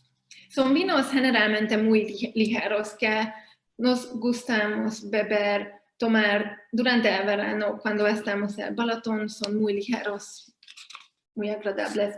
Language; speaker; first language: Spanish; non-native, fluent; Hungarian